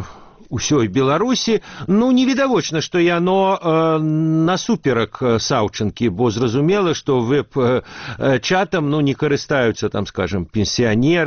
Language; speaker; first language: Belarusian; native; Belarusian